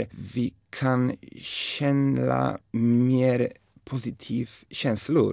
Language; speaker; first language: Swedish; non-native, learner; Polish